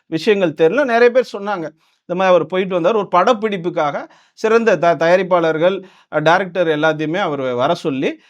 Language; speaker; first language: Tamil; non-native, local second language; Telugu